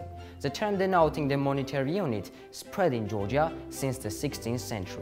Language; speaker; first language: English; non-native, learner; Georgian